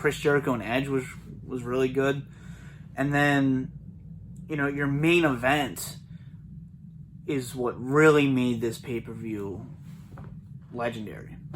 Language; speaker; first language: English; native; English